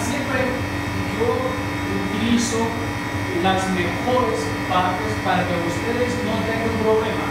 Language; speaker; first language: Spanish; non-native, learner; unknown